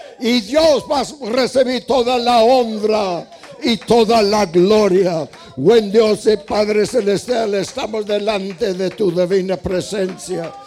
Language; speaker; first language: Spanish; non-native, fluent; English